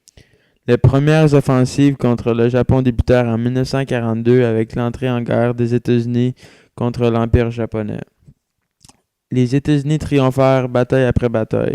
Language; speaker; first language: French; native; French